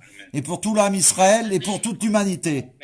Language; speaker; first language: French; native; French